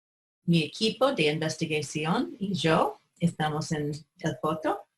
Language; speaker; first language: Spanish; non-native, fluent; English